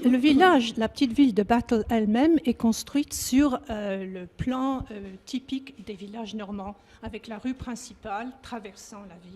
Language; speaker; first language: French; native; French